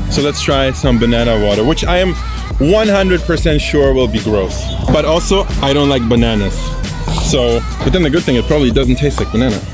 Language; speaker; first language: English; non-native, fluent; German